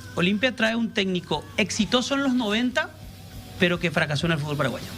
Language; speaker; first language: Spanish; native; Spanish